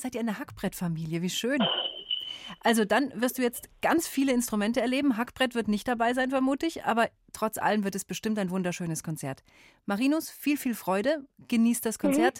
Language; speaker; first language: German; native; German